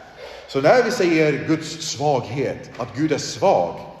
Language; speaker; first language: Swedish; early bilingual, other home language; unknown